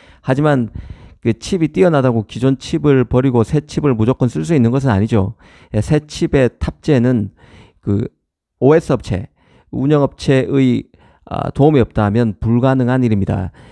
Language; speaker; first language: Korean; native; Korean